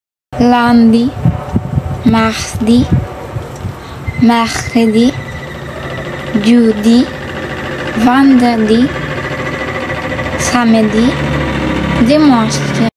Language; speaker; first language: French; non-native, learner; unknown